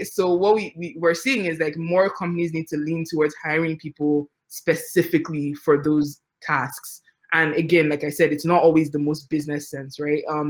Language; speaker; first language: English; non-native, local second language; Yoruba